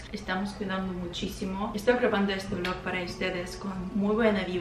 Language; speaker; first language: Spanish; non-native, fluent; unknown